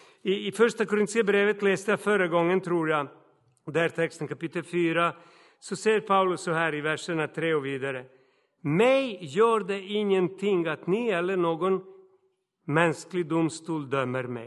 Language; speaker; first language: Swedish; non-native, fluent; Serbian